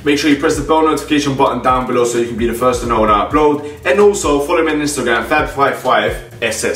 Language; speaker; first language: English; native; English